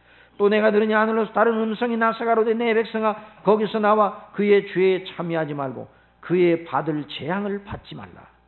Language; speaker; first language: Korean; native; Korean